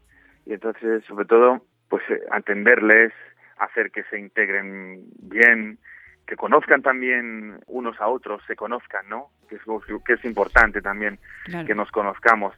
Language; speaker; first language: Spanish; non-native, fluent; Romanian